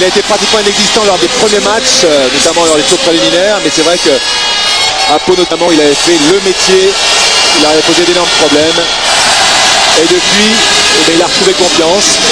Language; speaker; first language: French; native; French